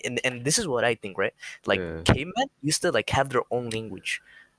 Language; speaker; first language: English; early bilingual, other home language; Spanish